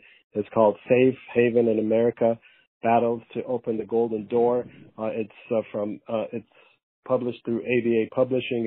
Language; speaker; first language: English; early bilingual, other home language; Persian